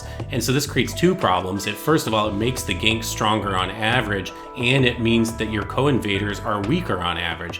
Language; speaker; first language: English; native; English